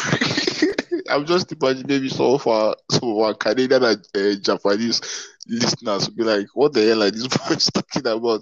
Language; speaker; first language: English; non-native, local second language; Igbo